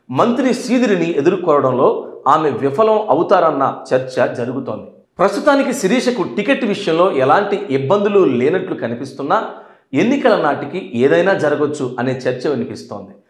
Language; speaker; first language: Telugu; native; Telugu